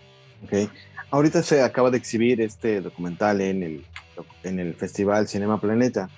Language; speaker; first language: Spanish; native; Spanish